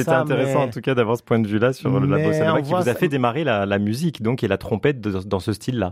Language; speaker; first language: French; native; French